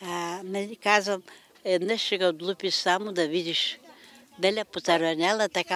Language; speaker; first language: Bulgarian; native; Bulgarian